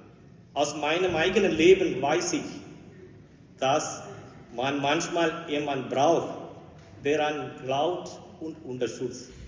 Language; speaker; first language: German; non-native, fluent; Malayalam